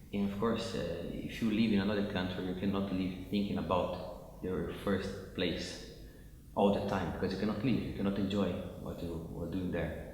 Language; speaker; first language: English; non-native, fluent; Portuguese